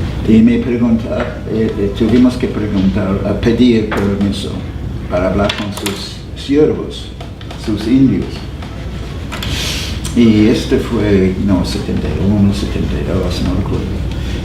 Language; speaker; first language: Spanish; non-native, fluent; English